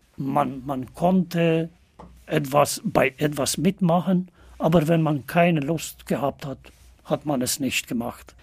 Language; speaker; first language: German; non-native, fluent; Albanian